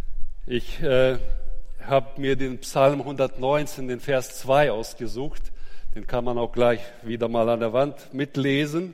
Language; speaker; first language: German; native; German